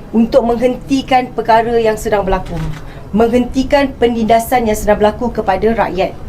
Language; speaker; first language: Malay; native; Malay